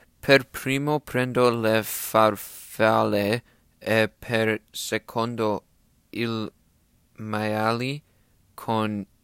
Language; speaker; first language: Italian; non-native, learner; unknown